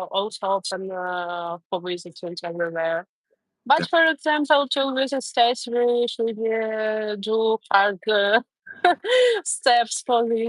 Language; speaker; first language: English; non-native, learner; Russian